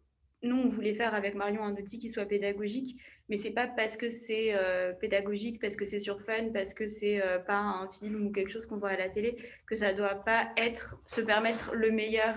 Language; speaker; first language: French; native; French